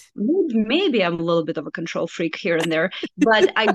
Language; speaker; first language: English; non-native, fluent; Russian